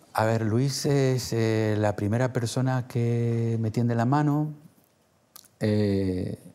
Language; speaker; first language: Spanish; native; Spanish